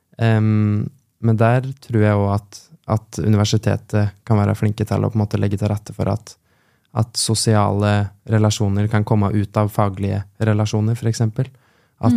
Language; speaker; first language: Norwegian; native; Norwegian